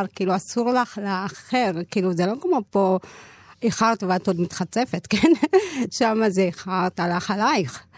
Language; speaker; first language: Hebrew; early bilingual, other home language; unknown